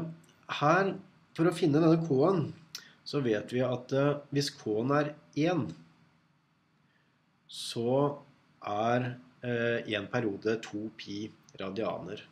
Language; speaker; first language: Norwegian; native; Norwegian